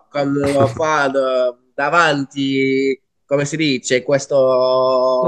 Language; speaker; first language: Italian; non-native, learner; French